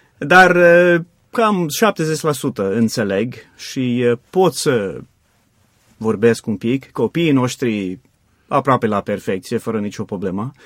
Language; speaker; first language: Romanian; non-native, fluent; English